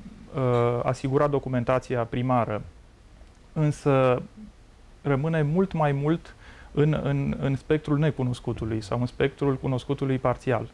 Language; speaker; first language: Romanian; native; Romanian